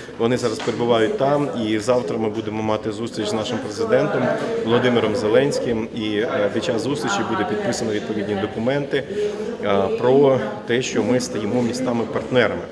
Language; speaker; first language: Ukrainian; native; Ukrainian